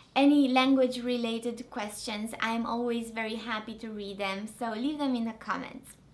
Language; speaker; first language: English; non-native, fluent; Romanian